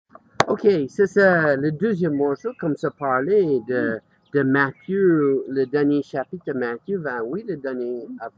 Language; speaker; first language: French; non-native, learner; English